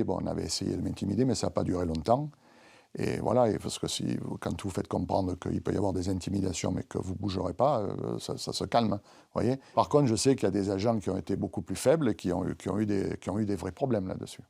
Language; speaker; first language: French; native; French